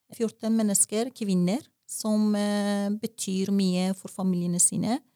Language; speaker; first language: Norwegian; non-native, fluent; Persian